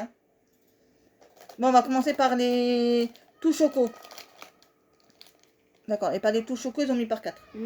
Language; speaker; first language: French; native; French